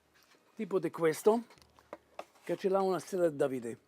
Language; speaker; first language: Italian; non-native, fluent; Hebrew